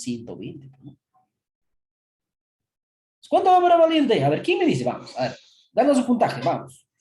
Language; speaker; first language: Spanish; native; Spanish